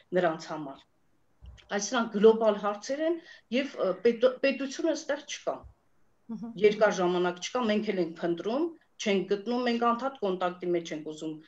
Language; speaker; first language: Armenian; native; Armenian